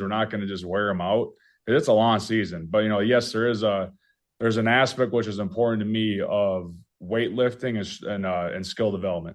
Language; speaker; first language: English; native; English